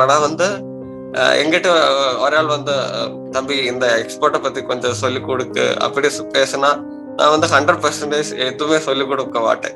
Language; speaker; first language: Tamil; non-native, learner; Malayalam